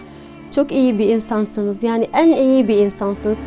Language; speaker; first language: Turkish; non-native, learner; Arabic